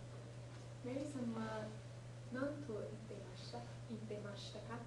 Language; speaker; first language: Japanese; non-native, learner; English